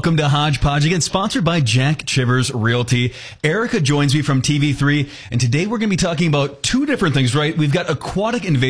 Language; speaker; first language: English; native; English